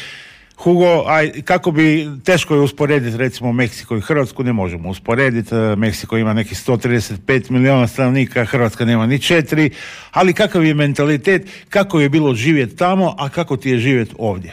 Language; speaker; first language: Serbian; native; Serbian